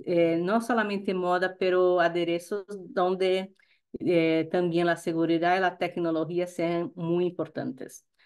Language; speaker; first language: Spanish; non-native, fluent; Portuguese